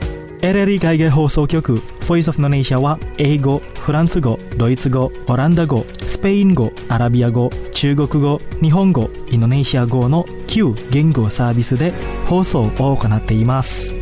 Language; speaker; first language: Japanese; non-native, fluent; Indonesian